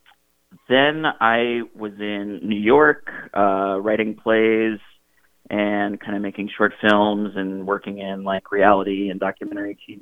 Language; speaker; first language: English; native; English